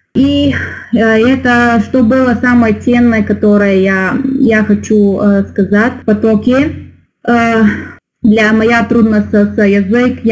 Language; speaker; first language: Russian; non-native, learner; Bulgarian